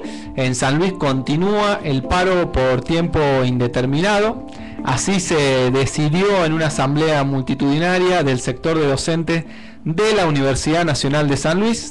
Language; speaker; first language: Spanish; native; Spanish